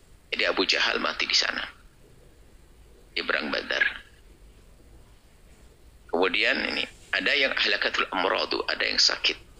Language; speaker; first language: Indonesian; native; Indonesian